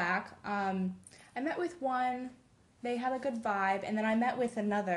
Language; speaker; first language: English; native; English